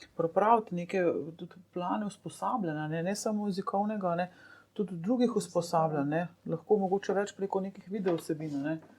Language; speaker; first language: Slovenian; native; Slovenian